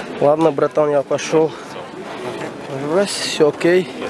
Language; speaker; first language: Russian; non-native, local second language; Tajik